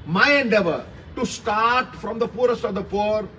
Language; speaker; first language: English; non-native, local second language; Punjabi